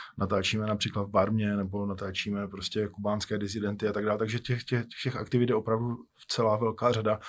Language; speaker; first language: Czech; native; Czech